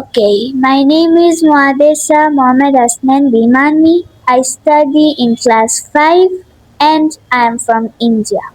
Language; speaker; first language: English; non-native, local second language; Kachhi